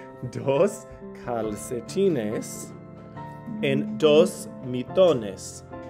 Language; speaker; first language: Spanish; non-native, fluent; English